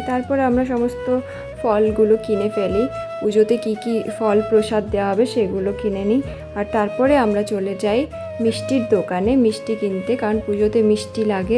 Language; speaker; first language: Bangla; native; Bangla